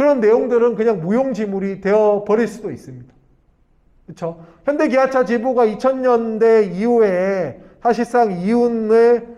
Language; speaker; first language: Korean; native; Korean